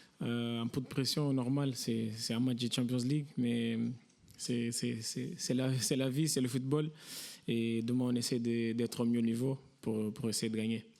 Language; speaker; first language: French; non-native, fluent; Portuguese